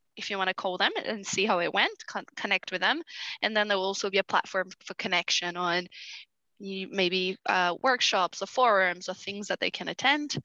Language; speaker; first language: English; early bilingual, other home language; Portuguese